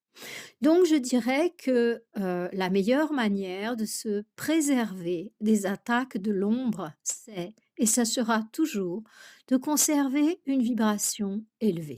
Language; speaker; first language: French; native; French